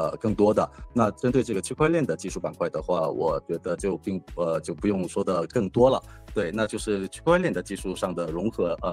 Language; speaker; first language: Chinese; non-native, fluent; Korean